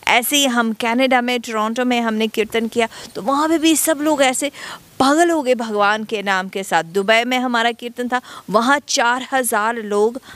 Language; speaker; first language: Hindi; non-native, fluent; English